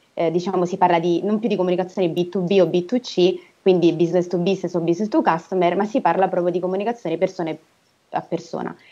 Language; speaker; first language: Italian; native; Italian